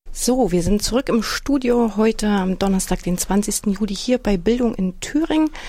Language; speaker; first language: German; native; German